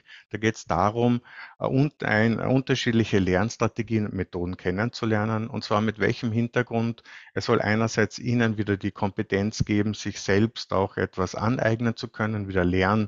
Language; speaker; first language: German; native; German